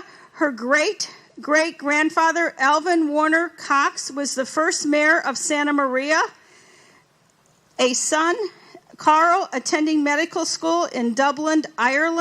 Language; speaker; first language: English; native; English